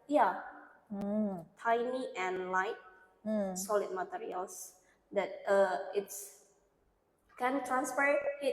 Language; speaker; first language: English; non-native, learner; Indonesian